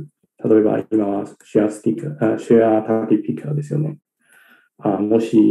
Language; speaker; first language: Japanese; non-native, learner; Chinese